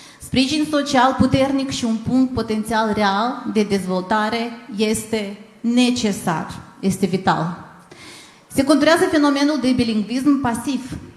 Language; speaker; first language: Romanian; non-native, local second language; Gagauz